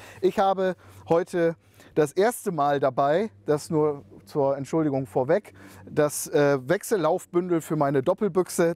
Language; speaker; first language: German; native; German